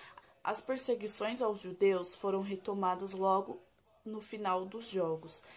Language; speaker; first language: Portuguese; native; Portuguese